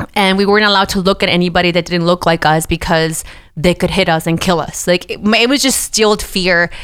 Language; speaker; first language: English; early bilingual, other home language; Spanish